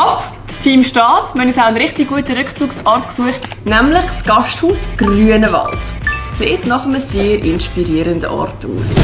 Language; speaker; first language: German; native; German